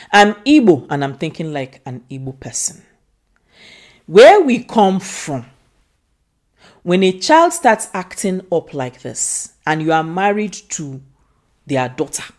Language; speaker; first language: English; non-native, local second language; Igbo